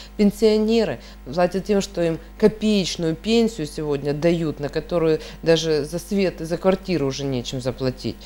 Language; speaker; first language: Russian; native; Russian